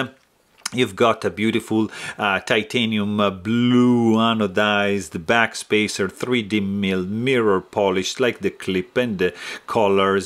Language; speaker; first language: English; non-native, fluent; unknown